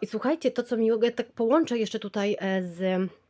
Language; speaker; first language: Polish; native; Polish